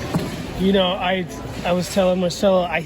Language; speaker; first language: English; native; English